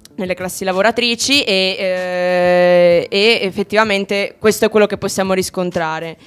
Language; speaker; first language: Italian; native; Italian